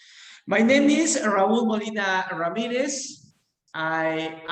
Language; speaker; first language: English; non-native, learner; Spanish